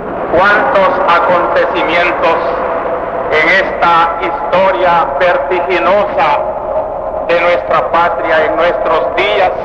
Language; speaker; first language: Spanish; native; Spanish